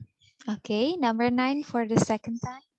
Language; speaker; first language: English; non-native, fluent; Indonesian